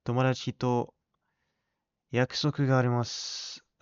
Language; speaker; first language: Japanese; non-native, learner; English